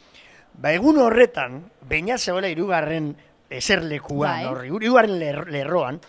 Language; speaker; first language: Basque; native; Basque